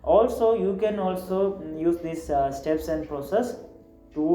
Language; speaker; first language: English; non-native, local second language; Tamil